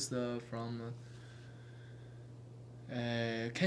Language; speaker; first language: English; non-native, learner; Chinese